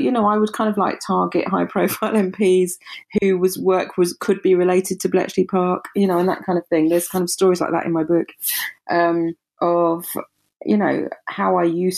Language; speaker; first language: English; native; English